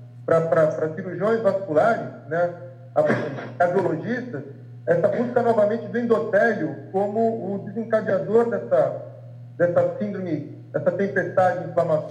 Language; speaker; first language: Portuguese; native; Portuguese